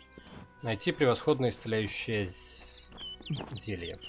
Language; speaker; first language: Russian; native; Russian